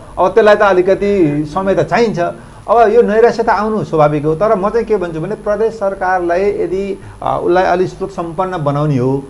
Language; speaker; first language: Nepali; native; Nepali